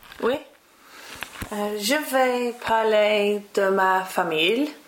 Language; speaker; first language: French; non-native, learner; English